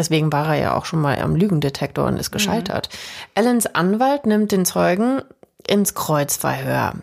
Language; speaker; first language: German; native; German